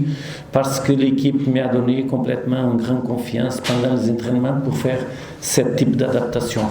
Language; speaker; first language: French; non-native, learner; Portuguese